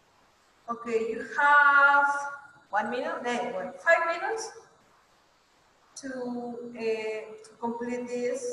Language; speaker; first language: English; non-native, fluent; Spanish